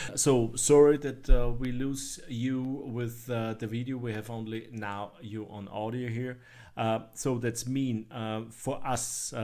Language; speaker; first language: English; non-native, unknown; German